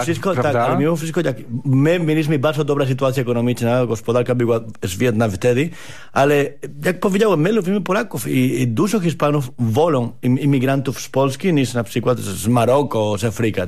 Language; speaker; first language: Polish; non-native, fluent; Spanish